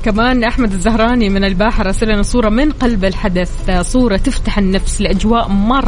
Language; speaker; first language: Arabic; native; Arabic